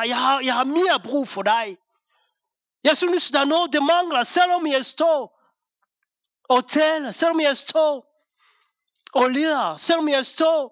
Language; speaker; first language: Danish; non-native, fluent; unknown